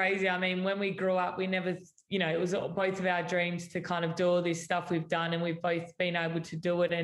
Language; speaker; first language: English; native; English